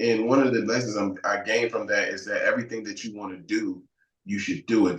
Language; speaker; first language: English; native; English